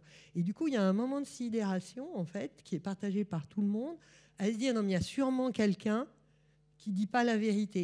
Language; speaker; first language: French; native; French